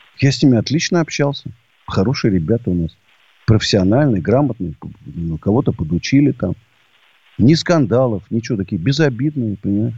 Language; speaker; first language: Russian; native; Russian